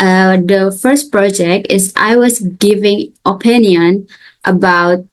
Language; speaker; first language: English; non-native, learner; Indonesian